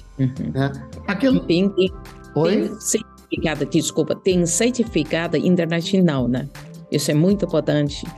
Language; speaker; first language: Portuguese; non-native, learner; Chinese